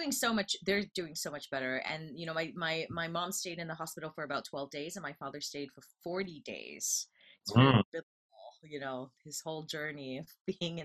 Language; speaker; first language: English; native; English